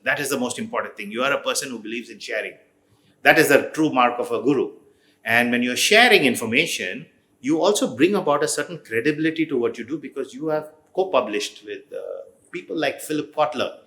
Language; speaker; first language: English; non-native, fluent; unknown